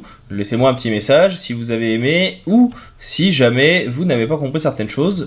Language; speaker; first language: French; native; French